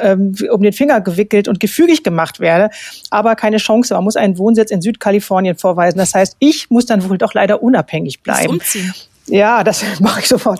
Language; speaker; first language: German; native; German